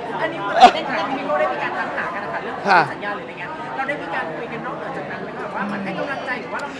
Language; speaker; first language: Thai; native; Thai